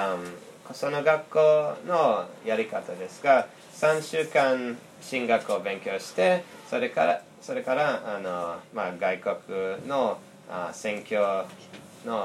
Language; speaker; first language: Japanese; non-native, fluent; English